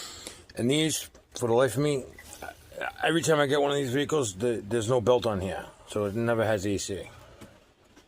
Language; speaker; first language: English; native; English